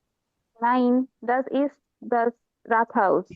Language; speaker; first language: German; non-native, learner; Bangla